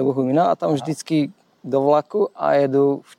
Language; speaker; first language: Czech; non-native, learner; Polish